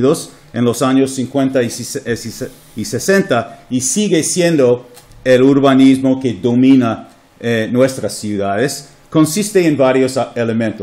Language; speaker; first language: Spanish; non-native, fluent; English